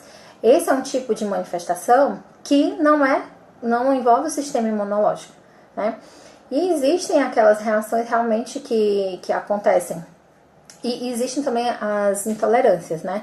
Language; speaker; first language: Portuguese; native; Portuguese